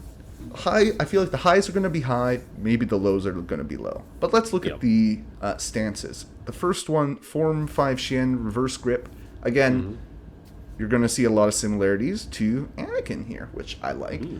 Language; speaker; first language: English; native; English